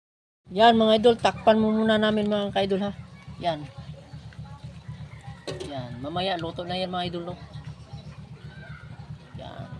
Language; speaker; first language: Filipino; non-native, local second language; Cebuano